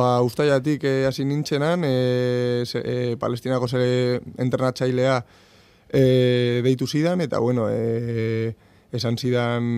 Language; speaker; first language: Basque; non-native, local second language; Spanish